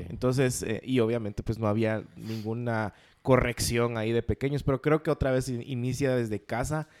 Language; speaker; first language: Spanish; native; Spanish